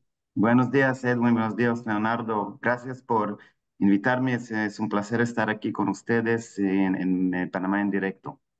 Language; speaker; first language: Spanish; non-native, fluent; Hebrew